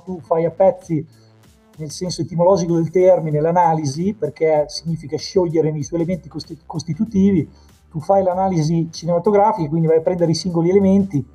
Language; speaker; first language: Italian; native; Italian